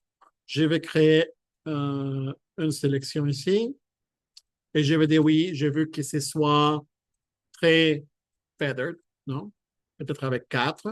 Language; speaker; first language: French; non-native, fluent; Spanish